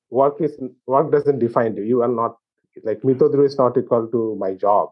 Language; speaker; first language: English; non-native, local second language; Bangla